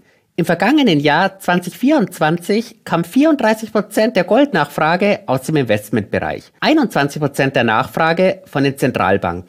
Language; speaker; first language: German; native; German